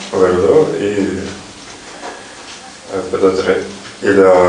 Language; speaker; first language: French; non-native, learner; Russian